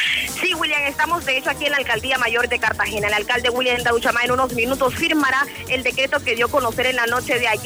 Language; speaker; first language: Spanish; native; Spanish